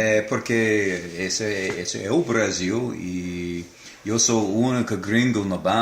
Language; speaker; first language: Portuguese; non-native, fluent; English